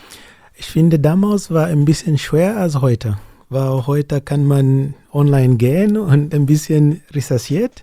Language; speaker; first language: German; non-native, learner; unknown